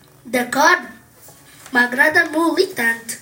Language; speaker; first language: Catalan; non-native, learner; Portuguese